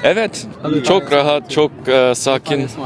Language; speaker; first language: Turkish; non-native, learner; English